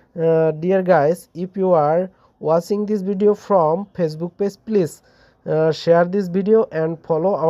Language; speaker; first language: English; non-native, learner; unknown